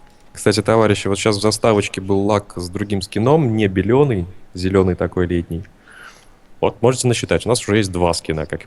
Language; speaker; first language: Russian; native; Russian